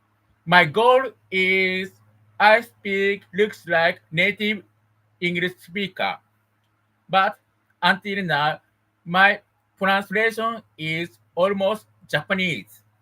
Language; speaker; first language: English; non-native, learner; Japanese